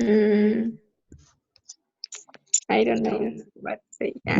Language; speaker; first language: English; non-native, learner; Spanish